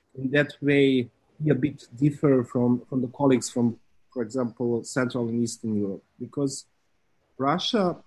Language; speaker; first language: English; non-native, fluent; Serbian